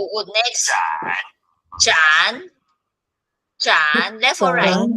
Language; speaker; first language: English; non-native, local second language; Filipino